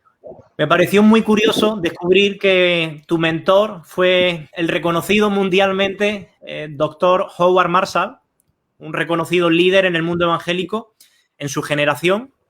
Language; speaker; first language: Spanish; native; Spanish